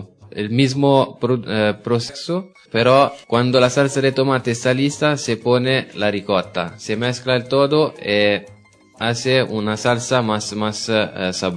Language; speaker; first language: Spanish; non-native, learner; Italian